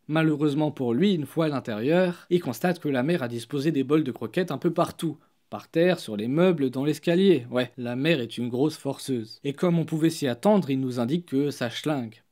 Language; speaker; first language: French; native; French